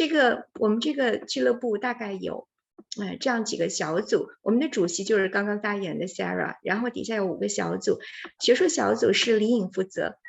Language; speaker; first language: Chinese; native; Chinese